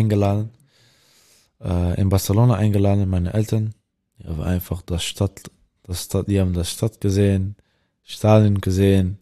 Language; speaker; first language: German; non-native, learner; Dutch